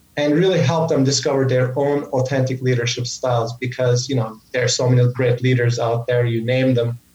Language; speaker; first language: English; non-native, fluent; Turkish